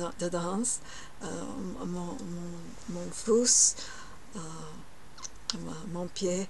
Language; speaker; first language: French; non-native, learner; English